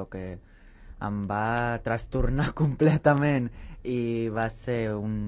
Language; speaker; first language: Catalan; native; Catalan